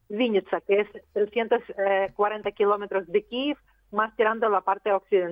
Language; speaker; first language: Spanish; non-native, fluent; Ukrainian